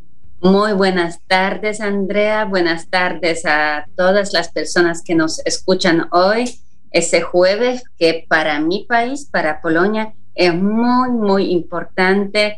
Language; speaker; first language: Spanish; non-native, fluent; Polish